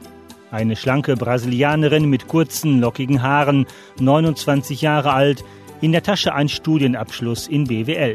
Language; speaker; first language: German; native; German